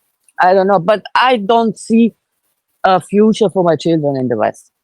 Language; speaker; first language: English; non-native, fluent; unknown